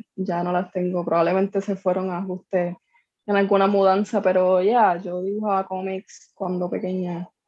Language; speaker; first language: Spanish; native; Spanish